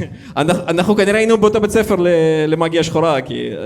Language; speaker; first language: Hebrew; native; Hebrew